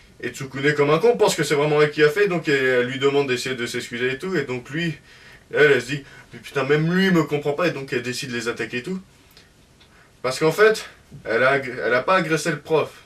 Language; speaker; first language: French; native; French